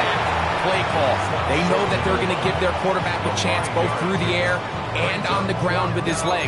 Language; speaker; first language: English; native; English